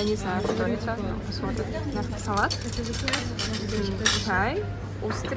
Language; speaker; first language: Russian; non-native, local second language; Kazakh